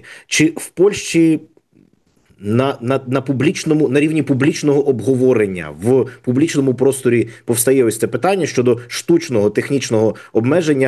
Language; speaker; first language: Ukrainian; native; Ukrainian